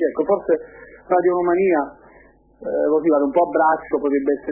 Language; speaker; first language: Italian; native; Italian